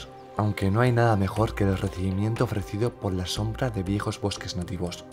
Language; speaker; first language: Spanish; native; Spanish